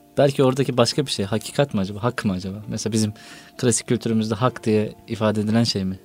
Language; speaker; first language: Turkish; native; Turkish